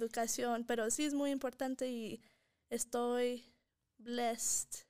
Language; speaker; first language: Spanish; early bilingual, heritage; Spanish